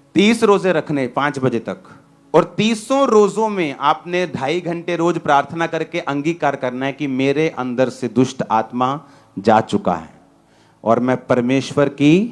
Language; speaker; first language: Hindi; non-native, local second language; Punjabi